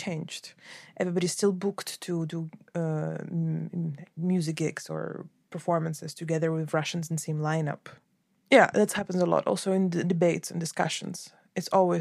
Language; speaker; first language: English; non-native, fluent; Ukrainian